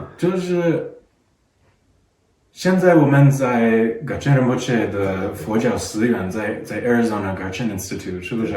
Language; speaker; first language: Chinese; non-native, learner; English